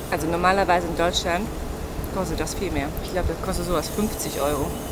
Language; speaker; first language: German; native; German